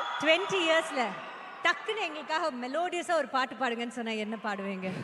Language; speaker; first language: Tamil; native; Tamil